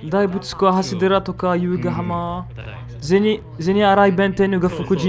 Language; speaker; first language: Japanese; non-native, learner; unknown